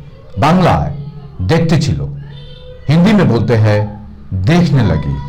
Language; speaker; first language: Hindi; non-native, local second language; Bangla